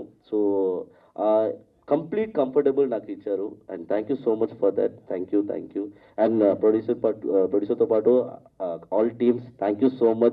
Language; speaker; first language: Telugu; non-native, learner; Tamil